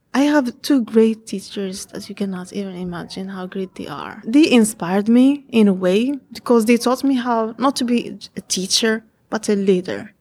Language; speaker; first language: English; non-native, fluent; Arabic